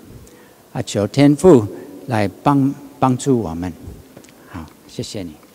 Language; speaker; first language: Chinese; non-native, learner; English